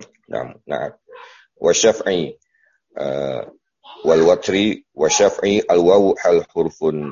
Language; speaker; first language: Arabic; non-native, learner; Indonesian